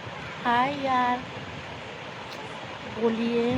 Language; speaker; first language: Hindi; non-native, local second language; Bangla